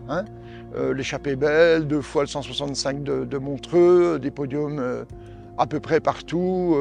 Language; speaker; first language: French; native; French